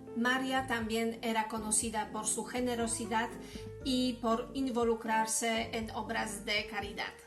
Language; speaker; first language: Spanish; non-native, fluent; Polish